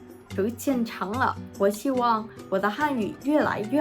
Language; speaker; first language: Chinese; non-native, learner; Vietnamese